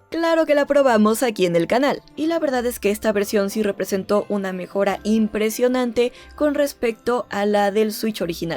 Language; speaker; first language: Spanish; native; Spanish